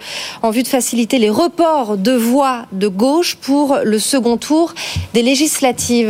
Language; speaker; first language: French; native; French